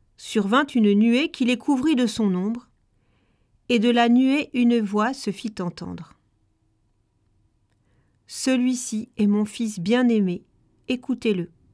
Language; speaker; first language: French; native; French